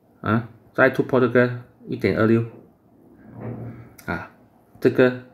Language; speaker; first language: Chinese; native; Chinese